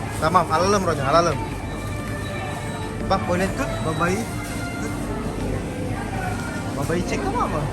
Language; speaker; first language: Turkish; non-native, fluent; Indonesian